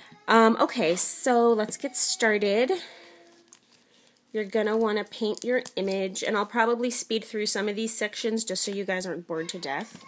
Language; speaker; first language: English; native; English